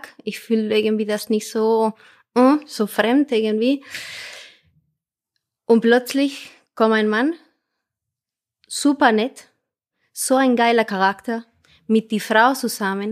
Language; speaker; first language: German; non-native, fluent; Spanish